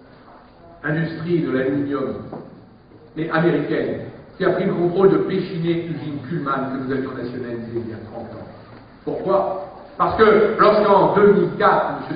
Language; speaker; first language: French; native; French